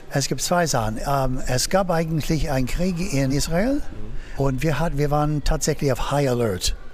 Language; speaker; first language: German; non-native, fluent; English